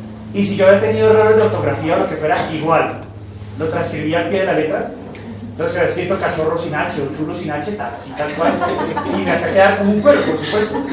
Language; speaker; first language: Spanish; native; Spanish